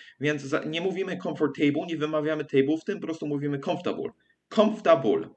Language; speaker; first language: Polish; early bilingual, heritage; English